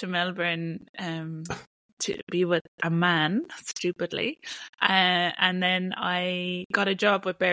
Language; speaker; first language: English; native; English